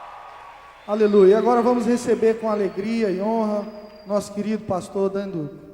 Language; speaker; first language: Portuguese; native; Portuguese